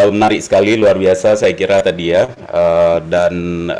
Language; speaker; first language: Indonesian; native; Indonesian